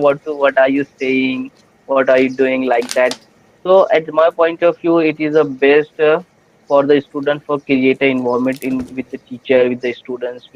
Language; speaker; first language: English; non-native, learner; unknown